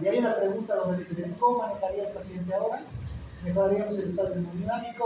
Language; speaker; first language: Spanish; native; Spanish